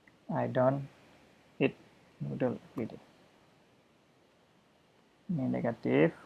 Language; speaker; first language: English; non-native, fluent; Indonesian